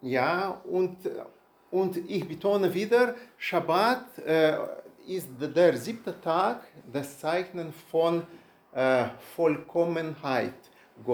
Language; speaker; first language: German; non-native, learner; Russian